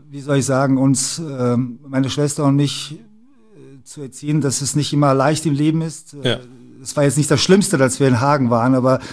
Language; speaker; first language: German; early bilingual, other home language; Serbian